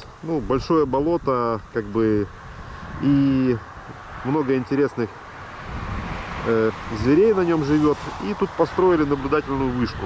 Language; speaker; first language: Russian; native; Russian